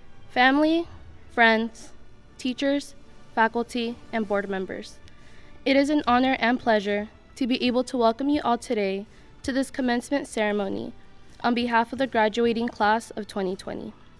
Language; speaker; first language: English; early bilingual, other home language; Spanish